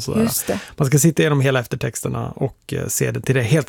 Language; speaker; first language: Swedish; native; Swedish